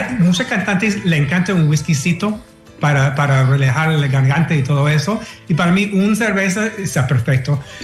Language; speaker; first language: Spanish; non-native, fluent; English